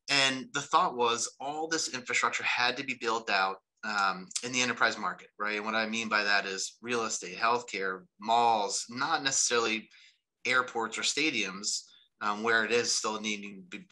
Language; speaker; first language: English; native; English